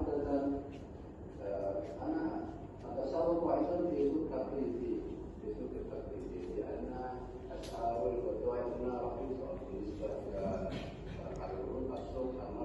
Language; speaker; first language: Arabic; non-native, learner; Indonesian